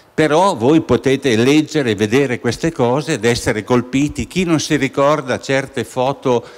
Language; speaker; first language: Italian; native; Italian